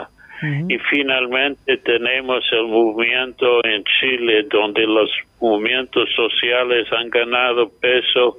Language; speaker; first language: Spanish; non-native, fluent; English